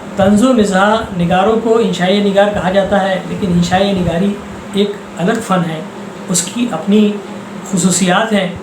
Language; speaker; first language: Urdu; native; Urdu